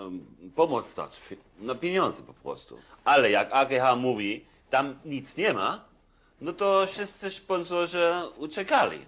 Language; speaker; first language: Polish; non-native, fluent; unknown